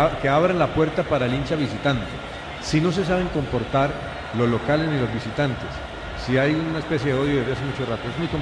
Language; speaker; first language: Spanish; native; Spanish